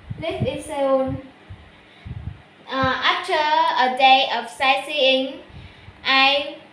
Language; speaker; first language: English; non-native, learner; Vietnamese